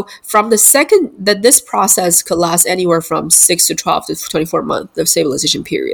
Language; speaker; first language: English; non-native, fluent; Chinese